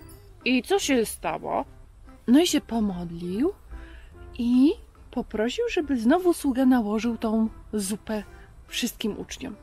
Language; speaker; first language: Polish; native; Polish